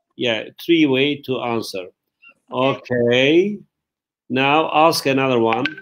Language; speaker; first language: English; non-native, fluent; Turkish